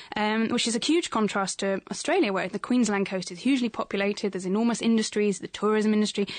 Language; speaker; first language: English; native; English